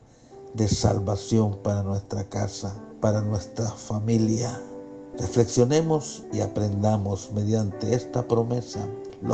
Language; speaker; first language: Spanish; native; Spanish